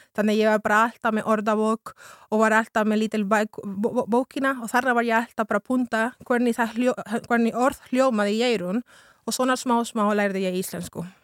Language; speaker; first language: Icelandic; non-native, fluent; Spanish